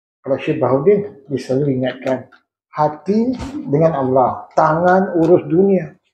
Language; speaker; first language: Malay; native; Malay